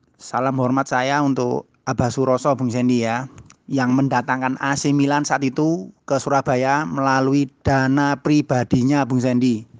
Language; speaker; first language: Indonesian; native; Indonesian